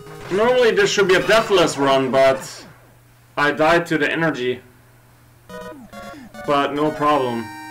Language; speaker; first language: English; non-native, fluent; German